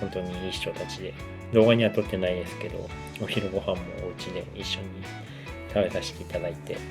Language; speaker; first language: Japanese; native; Japanese